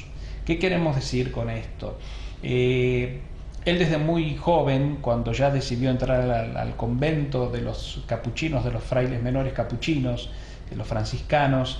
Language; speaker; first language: Spanish; native; Spanish